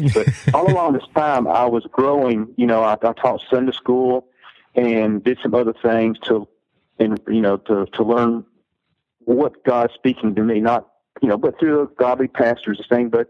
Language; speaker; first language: English; native; English